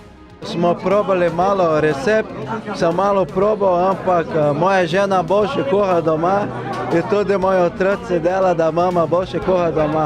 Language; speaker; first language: Slovenian; non-native, learner; Portuguese